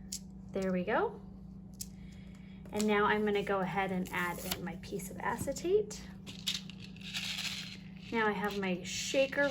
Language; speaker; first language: English; native; English